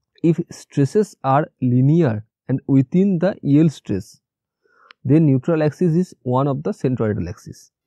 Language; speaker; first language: English; non-native, local second language; Bangla